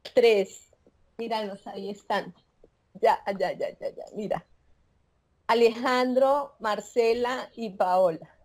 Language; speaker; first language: Spanish; native; Spanish